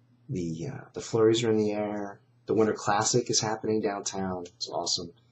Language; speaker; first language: English; native; English